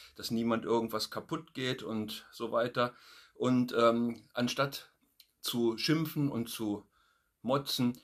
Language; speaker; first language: German; native; German